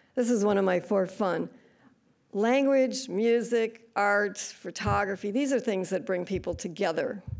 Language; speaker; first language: English; native; English